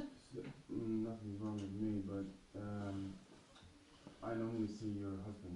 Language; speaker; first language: English; native; English